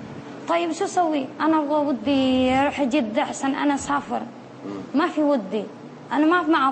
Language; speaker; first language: Arabic; non-native, learner; Indonesian